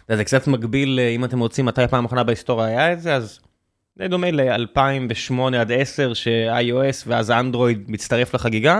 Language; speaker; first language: Hebrew; native; Hebrew